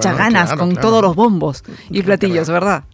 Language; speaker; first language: Spanish; native; Spanish